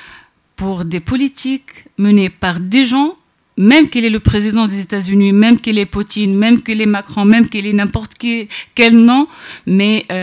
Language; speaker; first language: French; non-native, local second language; Arabic